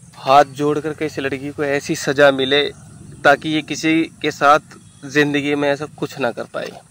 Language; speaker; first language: Hindi; native; Hindi